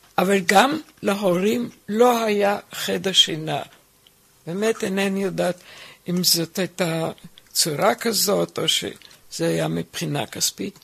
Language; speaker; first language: Hebrew; non-native, fluent; German